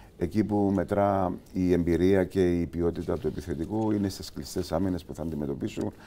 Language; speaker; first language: Greek; native; Greek